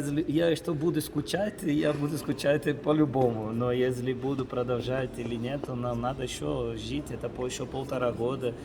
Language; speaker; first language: Russian; non-native, fluent; Portuguese